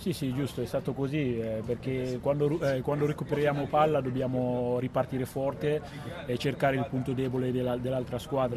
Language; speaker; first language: Italian; non-native, fluent; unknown